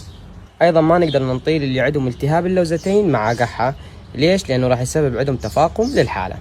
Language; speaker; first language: Arabic; native; Arabic